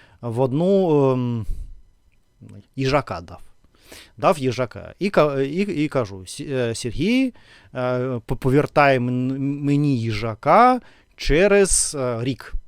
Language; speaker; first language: Ukrainian; non-native, fluent; Russian